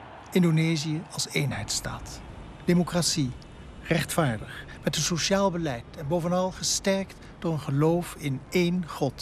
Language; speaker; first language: Dutch; native; Dutch